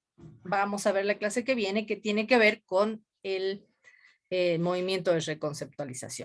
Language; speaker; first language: Spanish; native; Spanish